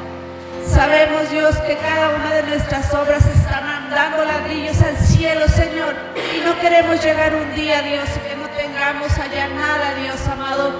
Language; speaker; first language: Spanish; native; Spanish